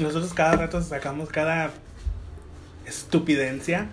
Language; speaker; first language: Spanish; early bilingual, heritage; Spanish